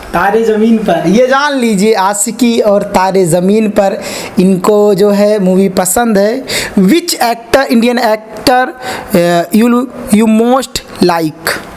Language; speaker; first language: Hindi; native; Hindi